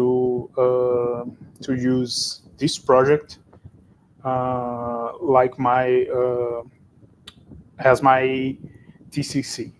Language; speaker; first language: English; non-native, fluent; Portuguese